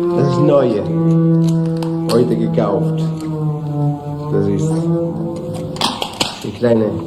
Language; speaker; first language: German; non-native, learner; Italian